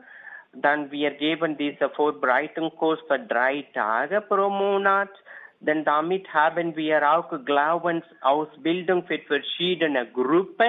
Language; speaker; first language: German; non-native, learner; Tamil